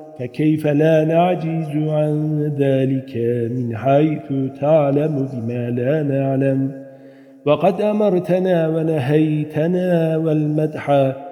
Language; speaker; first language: Arabic; non-native, fluent; Turkish